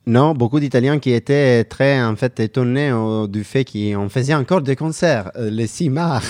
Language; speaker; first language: French; non-native, fluent; Italian